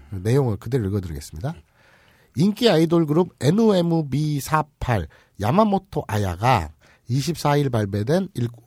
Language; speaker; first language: Korean; native; Korean